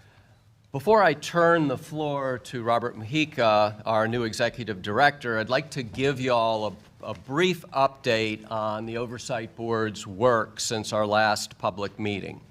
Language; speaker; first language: English; native; English